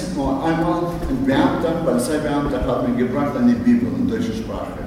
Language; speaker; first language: German; non-native, learner; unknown